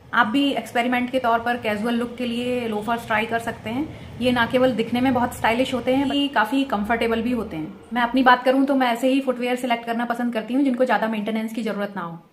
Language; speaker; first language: Hindi; native; Hindi